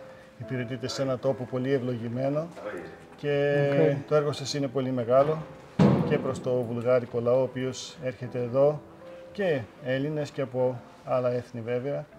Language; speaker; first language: Greek; native; Greek